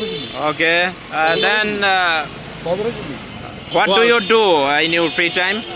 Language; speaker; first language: English; non-native, learner; Bangla